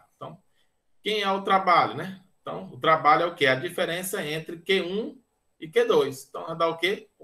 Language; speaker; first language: Portuguese; native; Portuguese